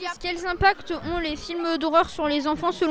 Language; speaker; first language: French; native; French